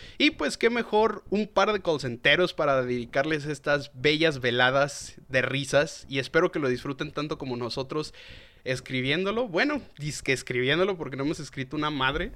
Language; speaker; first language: Spanish; native; Spanish